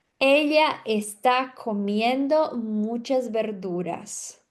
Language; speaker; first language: Spanish; non-native, fluent; Portuguese